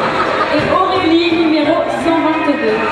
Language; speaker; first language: French; native; French